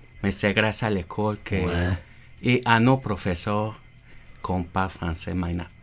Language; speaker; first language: French; non-native, learner; Spanish